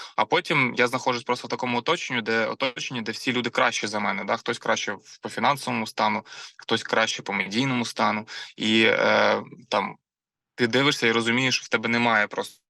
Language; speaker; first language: Ukrainian; non-native, local second language; Russian